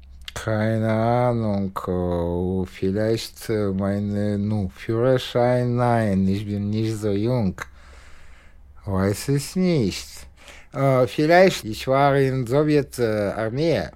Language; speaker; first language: German; non-native, learner; Russian